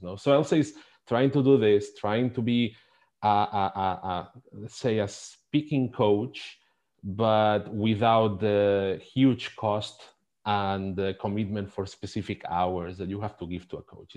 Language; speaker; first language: English; non-native, fluent; Spanish